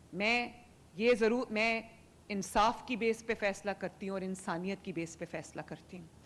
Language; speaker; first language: Urdu; native; Urdu